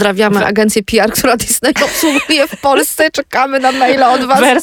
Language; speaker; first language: Polish; native; Polish